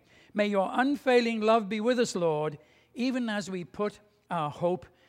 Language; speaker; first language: English; native; English